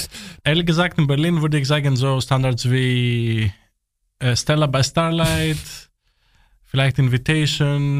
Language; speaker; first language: German; non-native, fluent; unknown